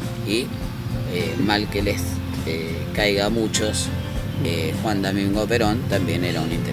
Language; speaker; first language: Spanish; native; Spanish